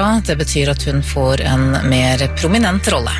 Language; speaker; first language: Norwegian; native; Norwegian